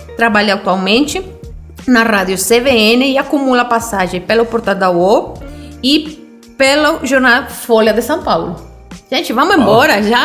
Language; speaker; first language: Portuguese; non-native, fluent; Spanish